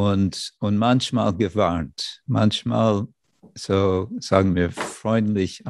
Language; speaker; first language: German; non-native, fluent; English